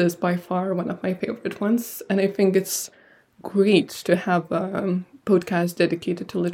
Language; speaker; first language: English; non-native, fluent; Lithuanian